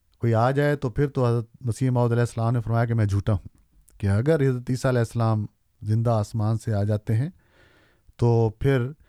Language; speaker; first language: Urdu; native; Urdu